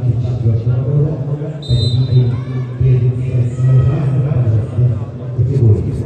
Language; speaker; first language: Russian; native; Russian